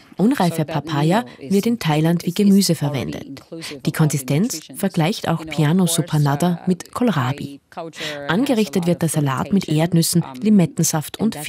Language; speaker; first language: German; native; German